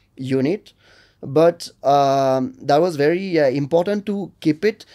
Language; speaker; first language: English; non-native, fluent; French